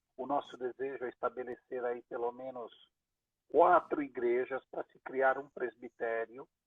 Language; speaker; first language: Portuguese; native; Portuguese